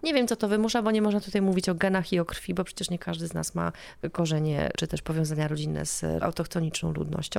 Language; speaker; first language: Polish; native; Polish